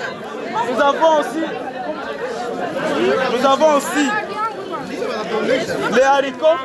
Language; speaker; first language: French; non-native, local second language; Swahili